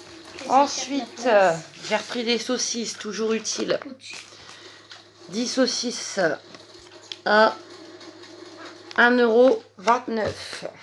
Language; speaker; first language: French; native; French